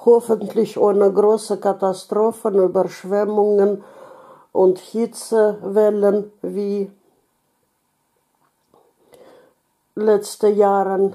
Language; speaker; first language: German; non-native, fluent; Russian